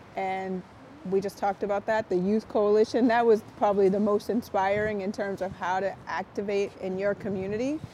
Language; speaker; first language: English; native; English